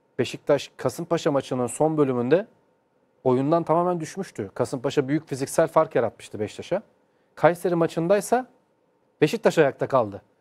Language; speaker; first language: Turkish; native; Turkish